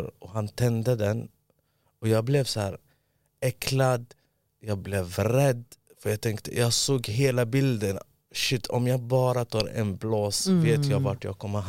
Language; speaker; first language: Swedish; early bilingual, other home language; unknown